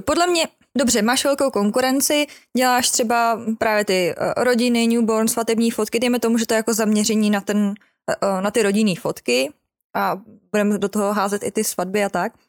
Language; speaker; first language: Czech; native; Czech